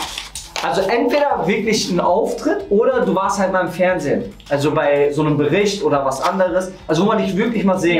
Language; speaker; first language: German; native; German